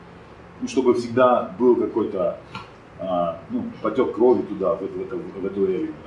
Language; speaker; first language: Russian; non-native, fluent; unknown